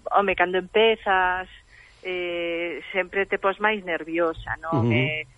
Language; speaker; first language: Galician; non-native, local second language; Spanish